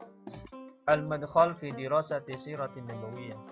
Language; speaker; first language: Arabic; non-native, fluent; Indonesian